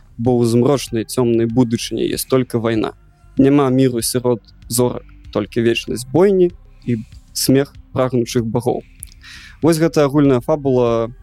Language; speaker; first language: Belarusian; non-native, local second language; Russian